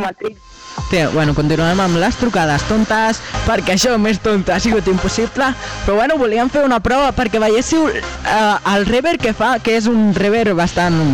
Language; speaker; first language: Catalan; non-native, local second language; Spanish